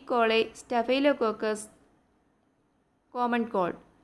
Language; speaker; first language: English; non-native, local second language; Malayalam